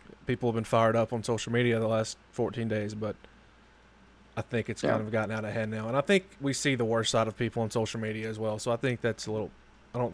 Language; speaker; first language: English; native; English